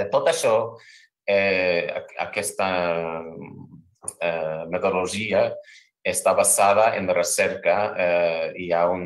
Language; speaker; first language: Catalan; non-native, fluent; English